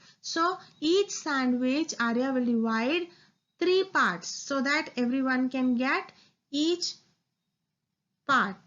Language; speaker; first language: English; non-native, local second language; Hindi